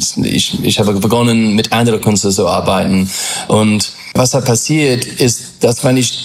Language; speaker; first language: German; non-native, fluent; English